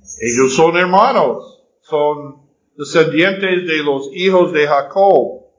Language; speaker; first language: Spanish; non-native, fluent; English